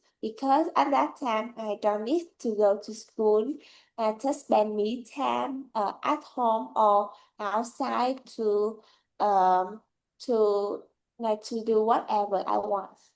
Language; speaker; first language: English; non-native, learner; Vietnamese